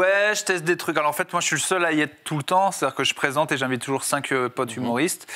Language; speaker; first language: French; native; French